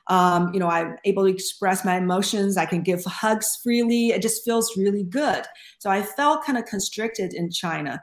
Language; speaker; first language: English; non-native, fluent; Chinese